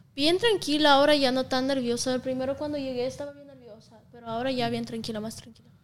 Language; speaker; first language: Spanish; non-native, fluent; Russian